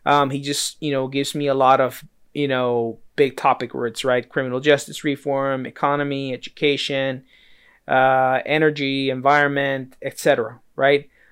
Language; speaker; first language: English; early bilingual, other home language; Spanish